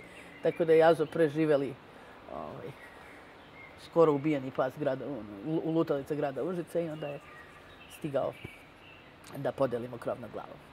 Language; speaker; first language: Serbian; native; Serbian